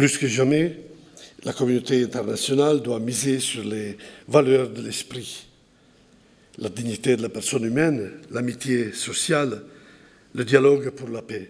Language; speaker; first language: French; non-native, fluent; Italian